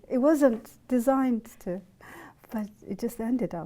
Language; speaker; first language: English; non-native, fluent; Albanian